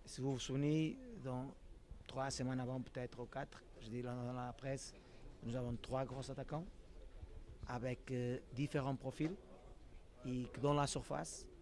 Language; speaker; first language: French; non-native, learner; Portuguese